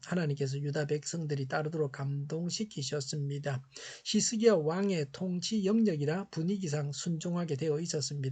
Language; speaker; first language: Korean; native; Korean